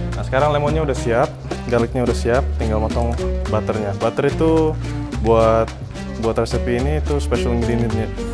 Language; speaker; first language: Indonesian; early bilingual, heritage; Indonesian